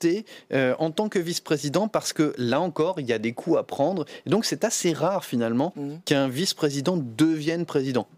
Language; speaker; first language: French; native; French